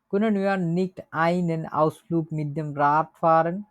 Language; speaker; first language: German; non-native, learner; Bangla